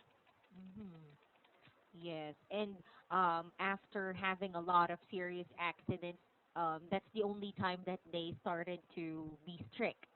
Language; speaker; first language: English; non-native, local second language; Filipino